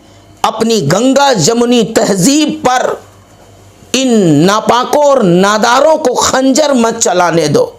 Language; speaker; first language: Urdu; native; Urdu